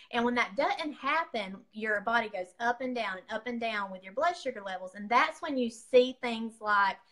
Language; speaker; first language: English; native; English